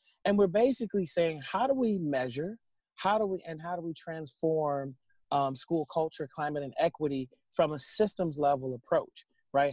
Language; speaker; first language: English; native; English